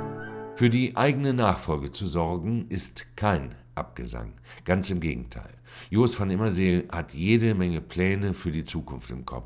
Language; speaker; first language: German; native; German